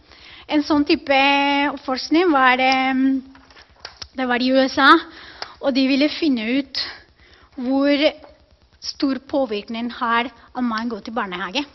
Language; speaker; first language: Norwegian; non-native, fluent; Spanish